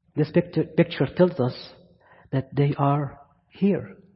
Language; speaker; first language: English; non-native, fluent; Arabic